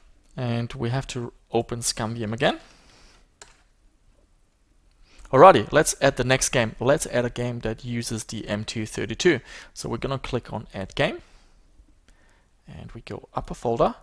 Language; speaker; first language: English; native; English